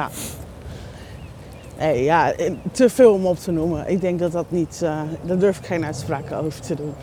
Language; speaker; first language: Dutch; native; Dutch